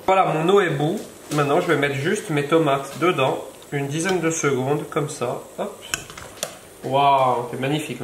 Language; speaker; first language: French; native; French